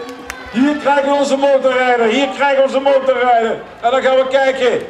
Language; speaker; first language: Dutch; native; Dutch